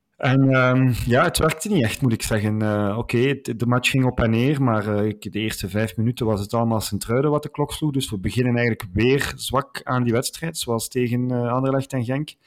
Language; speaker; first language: Dutch; native; Dutch